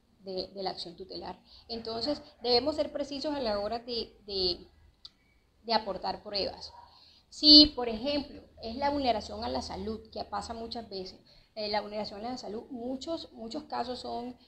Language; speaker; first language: Spanish; native; Spanish